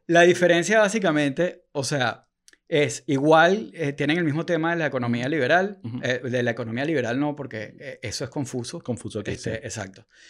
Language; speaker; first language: Spanish; native; Spanish